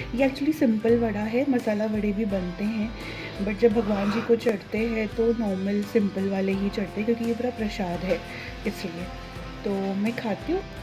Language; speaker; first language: Hindi; non-native, local second language; Telugu